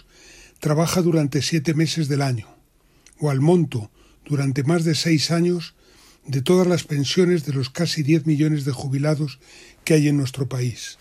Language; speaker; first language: Spanish; native; Spanish